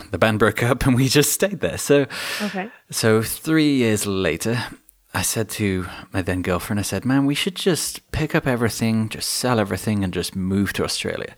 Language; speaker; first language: English; native; English